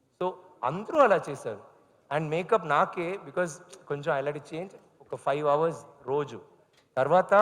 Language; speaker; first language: Telugu; non-native, learner; Tamil